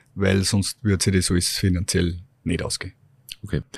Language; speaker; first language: German; native; German